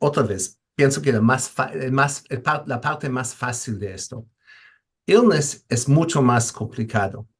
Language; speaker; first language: Spanish; non-native, fluent; English